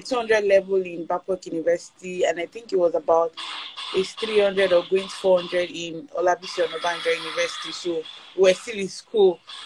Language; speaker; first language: English; non-native, local second language; Yoruba